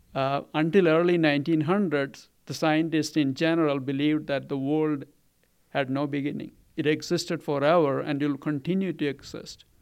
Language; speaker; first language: English; non-native, local second language; Malayalam